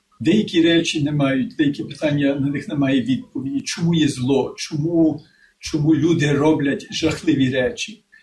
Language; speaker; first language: Ukrainian; early bilingual, heritage; Ukrainian